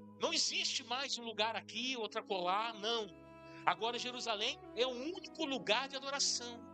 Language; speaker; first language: Portuguese; native; Portuguese